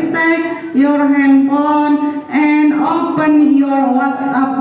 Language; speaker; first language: English; non-native, learner; Indonesian